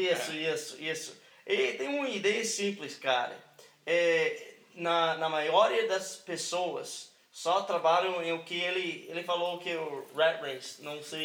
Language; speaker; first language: Portuguese; non-native, learner; English